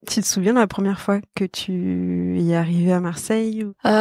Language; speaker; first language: French; native; French